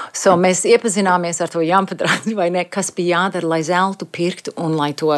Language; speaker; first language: Latvian; early bilingual, heritage; Latvian